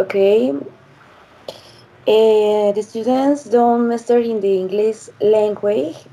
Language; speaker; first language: English; non-native, learner; Spanish